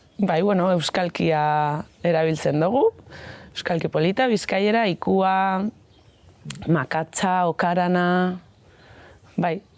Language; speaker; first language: Basque; non-native, local second language; Spanish